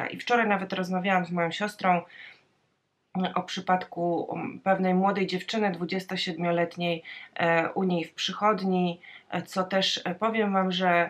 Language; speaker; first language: Polish; native; Polish